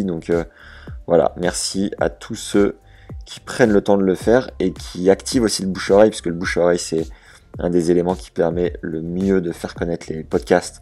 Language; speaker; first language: French; native; French